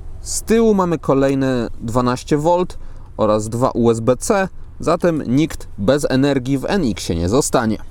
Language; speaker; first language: Polish; native; Polish